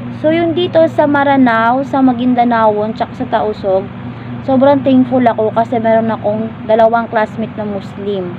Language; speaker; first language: Filipino; non-native, local second language; Kinaray-a